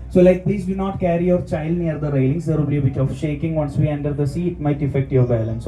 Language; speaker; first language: English; non-native, local second language; Malayalam